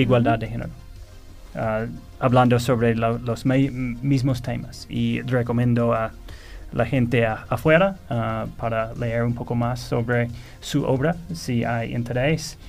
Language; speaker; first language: Spanish; non-native, fluent; English